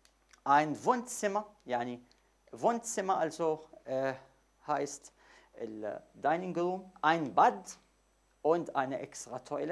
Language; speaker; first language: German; non-native, fluent; Arabic